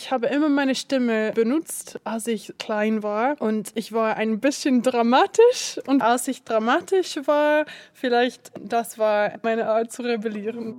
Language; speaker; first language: German; non-native, fluent; English